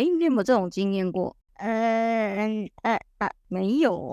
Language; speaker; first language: Chinese; native; Chinese